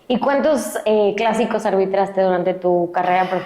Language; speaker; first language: Spanish; native; Spanish